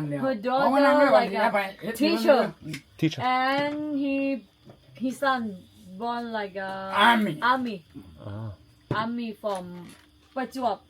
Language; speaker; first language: English; non-native, learner; Thai